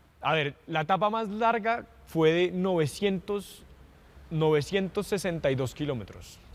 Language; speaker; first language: Spanish; native; Spanish